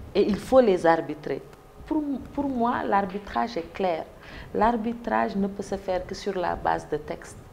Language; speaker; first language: French; non-native, local second language; Wolof